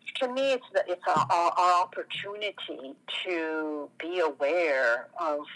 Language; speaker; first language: English; non-native, fluent; French